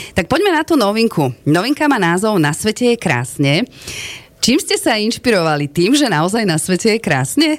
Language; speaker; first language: Slovak; native; Slovak